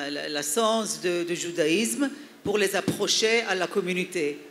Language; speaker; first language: French; non-native, fluent; Hebrew